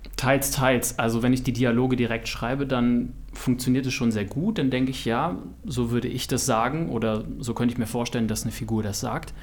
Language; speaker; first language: German; native; German